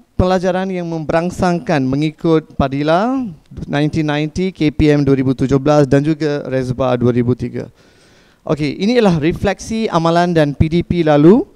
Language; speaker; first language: Malay; non-native, local second language; Tamil